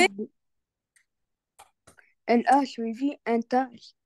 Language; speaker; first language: French; non-native, learner; Arabic